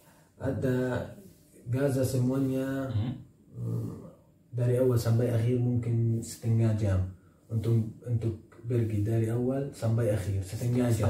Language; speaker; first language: Indonesian; non-native, learner; Arabic